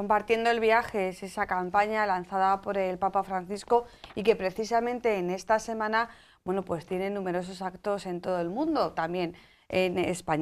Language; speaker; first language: Spanish; native; Spanish